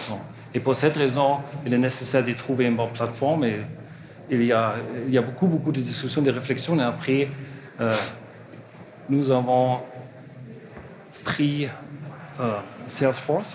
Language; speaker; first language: French; non-native, learner; German